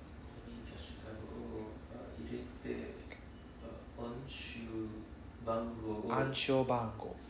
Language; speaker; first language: Japanese; non-native, learner; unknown